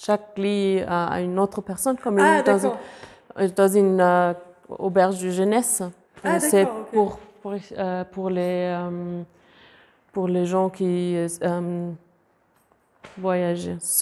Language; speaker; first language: French; non-native, fluent; German